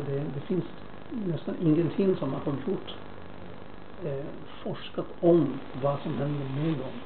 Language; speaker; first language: Swedish; non-native, fluent; Spanish